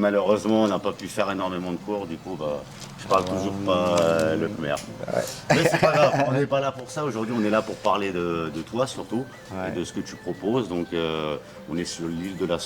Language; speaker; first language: French; native; French